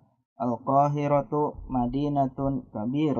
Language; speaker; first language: Arabic; non-native, learner; Indonesian